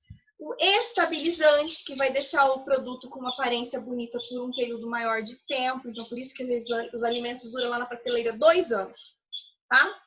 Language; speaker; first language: Portuguese; native; Portuguese